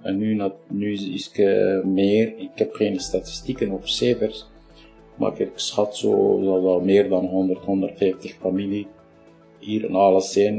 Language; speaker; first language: Dutch; non-native, fluent; Kurdish